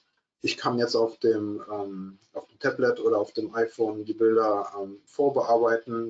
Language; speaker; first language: German; native; German